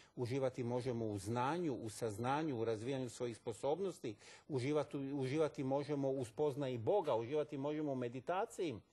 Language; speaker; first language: Croatian; native; Croatian